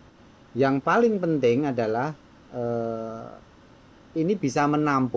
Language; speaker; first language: Indonesian; native; Indonesian